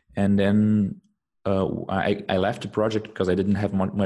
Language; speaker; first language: English; non-native, fluent; Portuguese